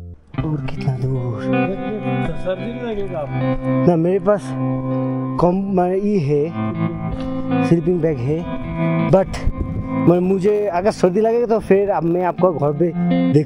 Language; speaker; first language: Hindi; non-native, learner; Bangla